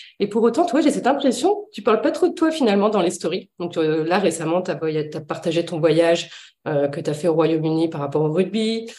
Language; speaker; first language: French; native; French